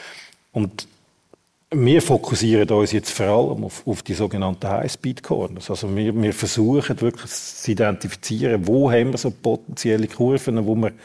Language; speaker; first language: German; native; German